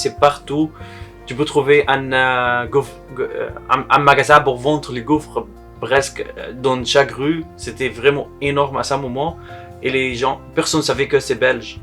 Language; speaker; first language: French; non-native, learner; Arabic